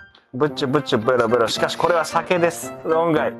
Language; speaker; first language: Japanese; native; Japanese